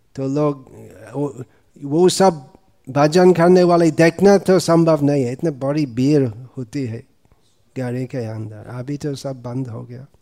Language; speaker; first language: Hindi; non-native, fluent; English